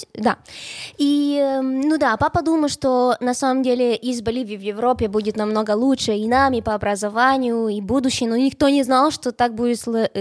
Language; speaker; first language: Russian; non-native, fluent; Spanish